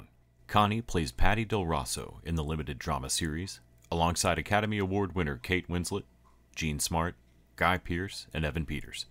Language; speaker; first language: English; native; English